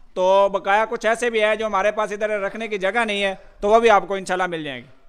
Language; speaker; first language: Urdu; non-native, local second language; Punjabi